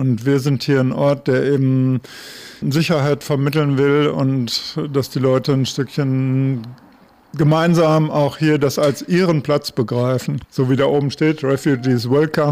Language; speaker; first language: German; native; German